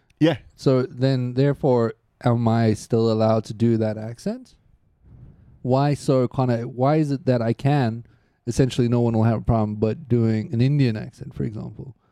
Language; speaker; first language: English; native; English